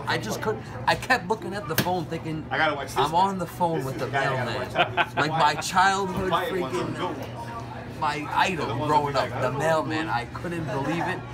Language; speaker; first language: English; native; English